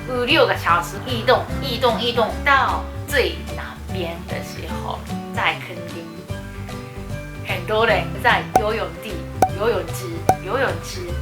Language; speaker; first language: Chinese; non-native, fluent; Japanese